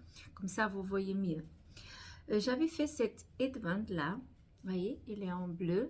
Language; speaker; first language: French; non-native, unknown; Portuguese